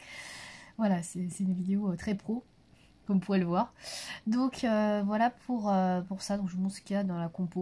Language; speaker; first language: French; native; French